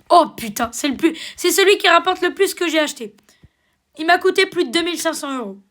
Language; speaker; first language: French; native; French